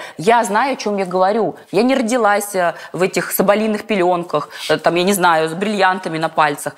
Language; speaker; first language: Russian; native; Russian